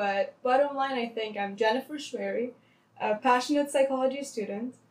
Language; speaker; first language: English; non-native, fluent; Arabic